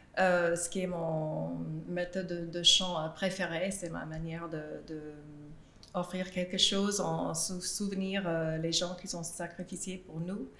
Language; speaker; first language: French; non-native, fluent; English